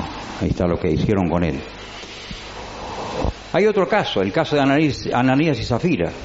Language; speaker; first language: Spanish; native; Spanish